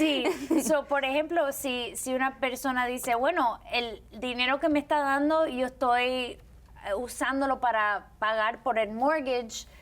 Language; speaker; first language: Spanish; early bilingual, heritage; Spanish